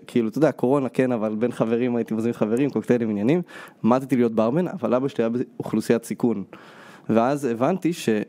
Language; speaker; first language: Hebrew; early bilingual, other home language; Russian